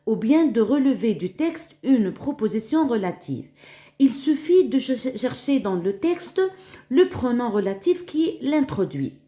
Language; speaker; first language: French; non-native, local second language; Arabic